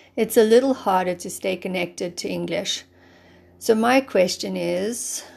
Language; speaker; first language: English; native; English